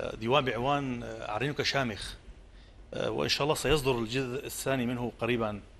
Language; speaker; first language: Arabic; native; Arabic